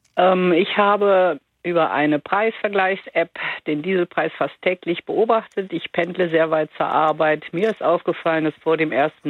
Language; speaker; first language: German; native; German